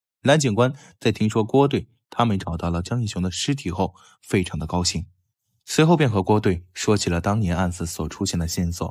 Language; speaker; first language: Chinese; native; Chinese